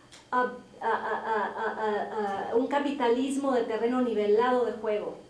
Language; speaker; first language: Spanish; native; Spanish